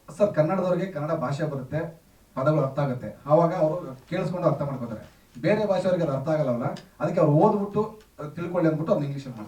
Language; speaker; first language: Kannada; native; Kannada